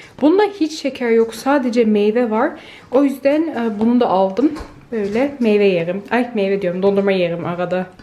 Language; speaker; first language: Turkish; native; Turkish